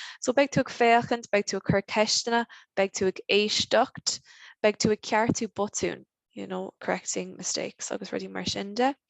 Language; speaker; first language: Irish; non-native, local second language; English